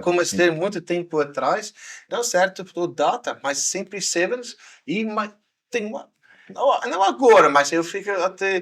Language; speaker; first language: Portuguese; non-native, learner; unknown